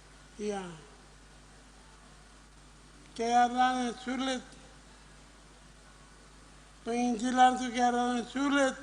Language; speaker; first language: Indonesian; non-native, local second language; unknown